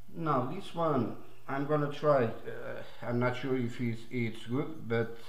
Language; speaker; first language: English; non-native, learner; Portuguese